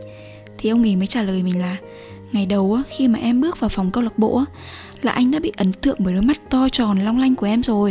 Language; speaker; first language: Vietnamese; native; Vietnamese